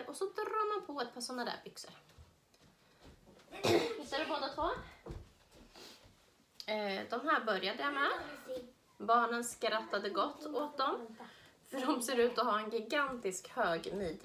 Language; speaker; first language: Swedish; native; Swedish